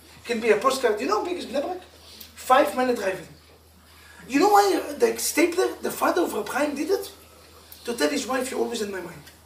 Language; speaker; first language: English; non-native, fluent; Hebrew